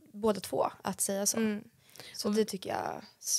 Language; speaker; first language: Swedish; native; Swedish